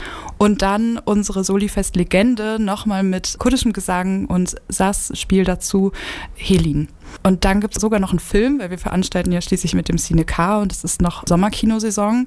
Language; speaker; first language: German; native; German